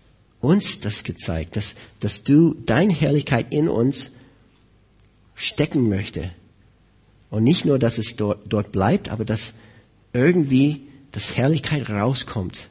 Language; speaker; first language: German; non-native, fluent; English